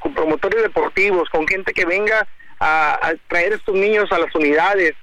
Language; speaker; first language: Spanish; native; Spanish